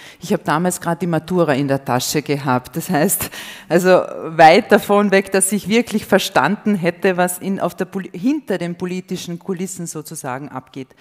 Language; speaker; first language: German; non-native, local second language; Slovenian